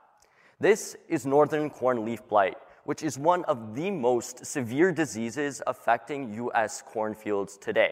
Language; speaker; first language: English; native; English